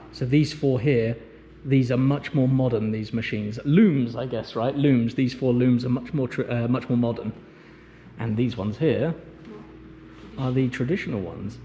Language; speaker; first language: English; native; English